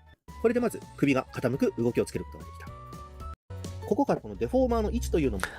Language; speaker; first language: Japanese; native; Japanese